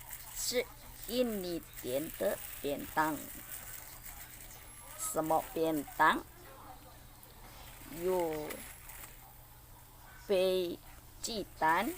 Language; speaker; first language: Chinese; non-native, learner; Indonesian